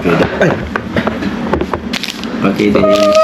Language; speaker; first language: Japanese; non-native, learner; Filipino